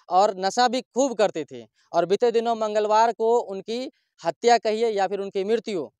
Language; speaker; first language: Hindi; native; Hindi